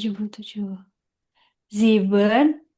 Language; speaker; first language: German; non-native, learner; Indonesian